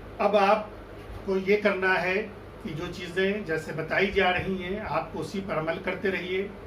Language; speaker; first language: Urdu; native; Urdu